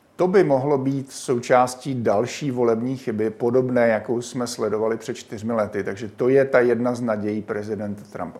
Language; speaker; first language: Czech; native; Czech